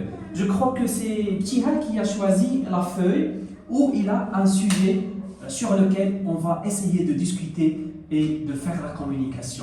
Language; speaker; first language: French; non-native, local second language; Arabic